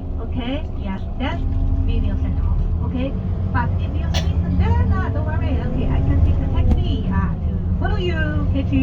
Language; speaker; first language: English; non-native, learner; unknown